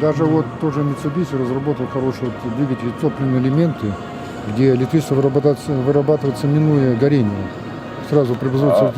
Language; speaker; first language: Russian; native; Russian